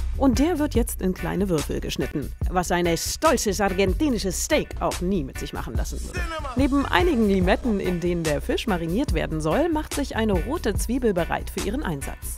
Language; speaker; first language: German; native; German